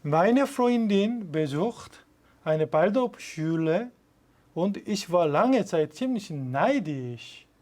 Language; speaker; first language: German; non-native, fluent; Korean